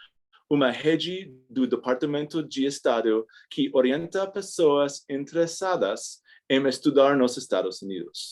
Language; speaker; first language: Portuguese; non-native, fluent; English